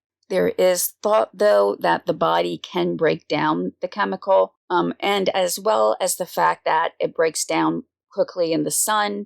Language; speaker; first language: English; native; English